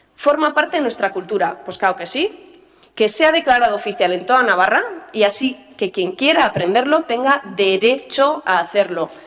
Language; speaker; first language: Spanish; native; Spanish